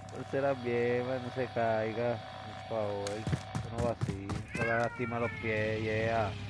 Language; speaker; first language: Spanish; native; Spanish